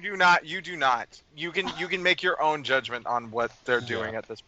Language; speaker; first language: English; native; English